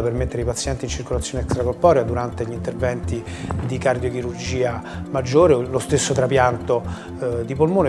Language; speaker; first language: Italian; native; Italian